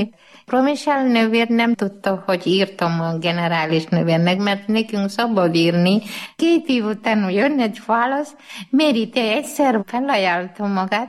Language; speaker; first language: Hungarian; non-native, learner; Malayalam